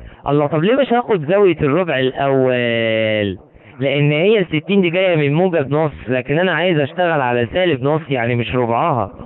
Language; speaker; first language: Arabic; native; Arabic